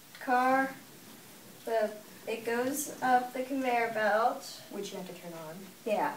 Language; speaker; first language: English; native; English